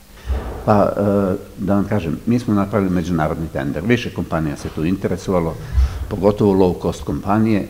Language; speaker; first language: Serbian; native; Serbian